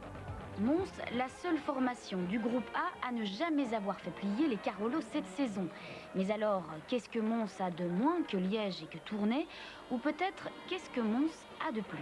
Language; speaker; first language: French; native; French